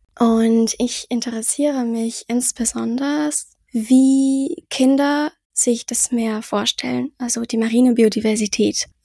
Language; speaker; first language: German; early bilingual, heritage; French